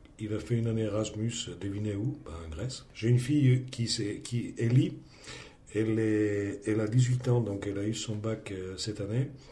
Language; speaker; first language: French; non-native, fluent; Greek